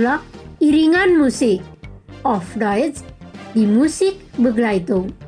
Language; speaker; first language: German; non-native, fluent; Indonesian